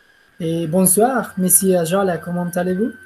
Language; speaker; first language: French; non-native, learner; Spanish